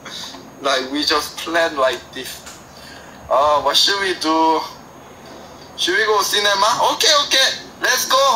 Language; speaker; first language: English; non-native, learner; Korean